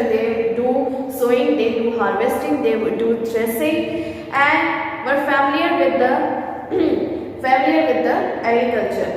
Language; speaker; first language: English; non-native, local second language; Hindi